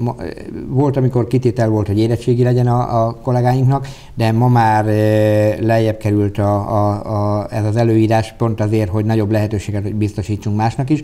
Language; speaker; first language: Hungarian; native; Hungarian